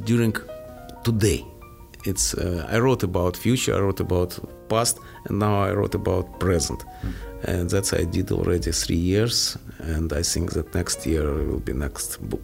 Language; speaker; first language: English; non-native, fluent; Russian